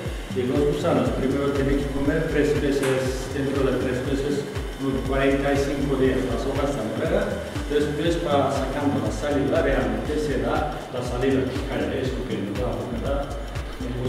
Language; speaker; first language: Spanish; non-native, learner; Turkish